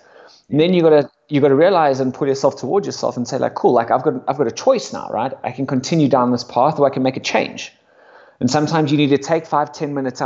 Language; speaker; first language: English; native; English